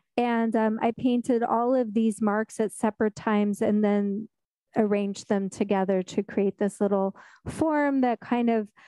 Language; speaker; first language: English; native; English